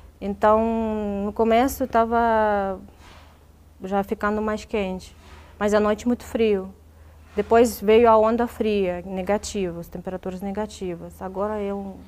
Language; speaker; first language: Portuguese; non-native, fluent; Russian